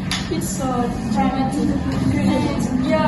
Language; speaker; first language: English; non-native, learner; Indonesian